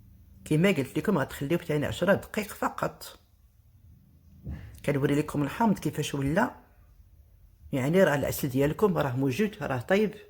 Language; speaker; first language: Arabic; native; Arabic